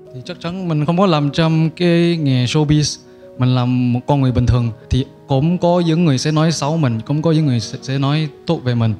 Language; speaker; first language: Vietnamese; non-native, fluent; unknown